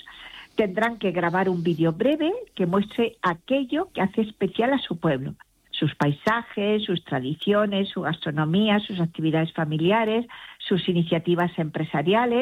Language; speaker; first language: Spanish; native; Spanish